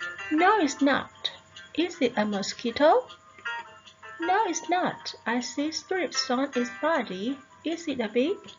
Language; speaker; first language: English; non-native, fluent; Thai